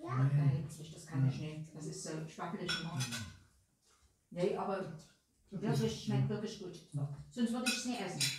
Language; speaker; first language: German; native; German